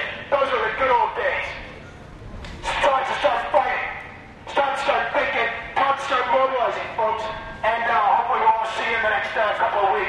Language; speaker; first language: English; native; English